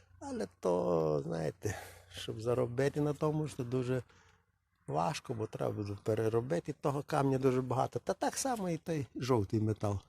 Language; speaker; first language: Ukrainian; non-native, local second language; Russian